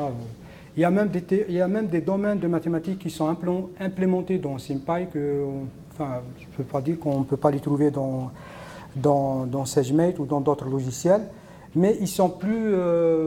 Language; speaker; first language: French; non-native, local second language; Arabic